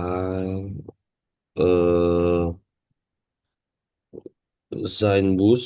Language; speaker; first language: German; non-native, learner; Indonesian